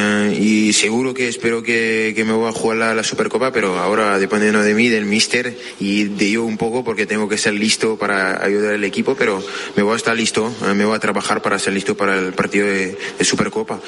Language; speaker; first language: Spanish; non-native, fluent; French